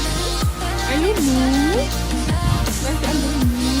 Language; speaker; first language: German; non-native, learner; Filipino